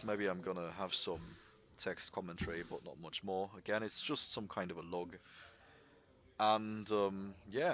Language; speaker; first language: English; non-native, fluent; German